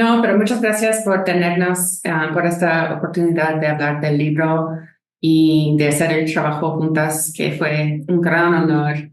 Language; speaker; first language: Spanish; non-native, fluent; English